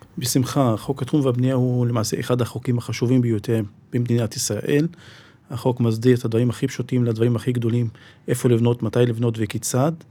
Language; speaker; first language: Hebrew; non-native, local second language; Arabic